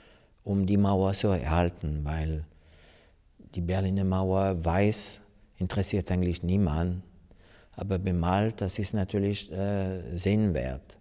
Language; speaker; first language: German; non-native, fluent; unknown